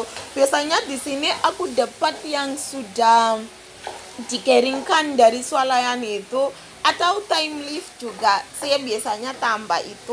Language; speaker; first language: Indonesian; non-native, fluent; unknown